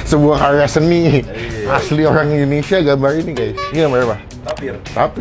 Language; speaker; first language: Indonesian; native; Indonesian